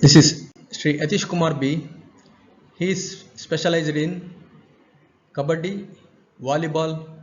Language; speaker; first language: English; non-native, local second language; Kannada